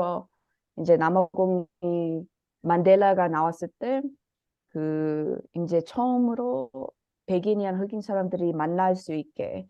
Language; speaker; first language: Korean; early bilingual, heritage; Korean